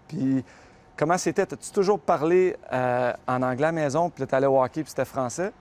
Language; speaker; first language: French; native; French